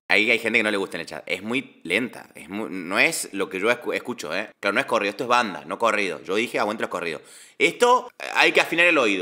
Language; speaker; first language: Spanish; native; Spanish